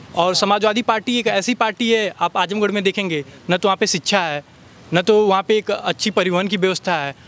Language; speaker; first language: Hindi; native; Hindi